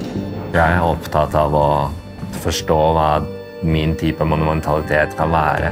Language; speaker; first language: Norwegian; early bilingual, other home language; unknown